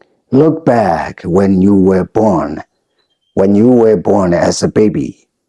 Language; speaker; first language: English; non-native, fluent; Burmese